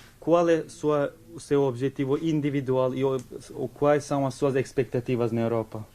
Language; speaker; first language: Portuguese; non-native, fluent; Turkish